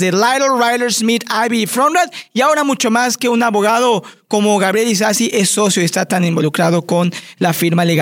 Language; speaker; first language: Spanish; native; Spanish